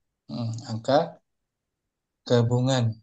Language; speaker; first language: Indonesian; native; Indonesian